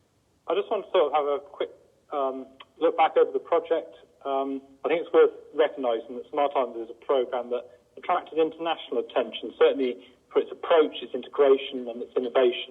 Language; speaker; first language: English; native; English